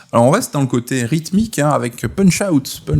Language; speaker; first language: French; native; French